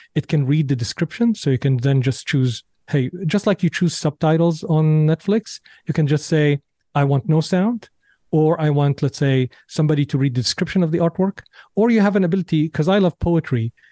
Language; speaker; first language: English; non-native, fluent; Arabic